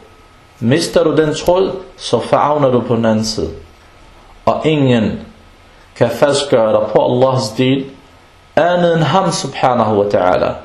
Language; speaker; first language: Danish; non-native, local second language; Arabic